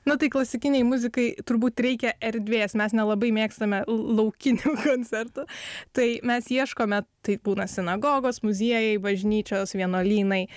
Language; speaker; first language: Lithuanian; native; Lithuanian